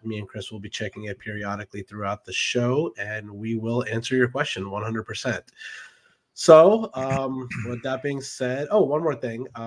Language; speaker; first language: English; native; English